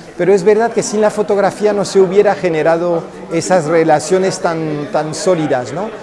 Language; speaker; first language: Spanish; early bilingual, heritage; Spanish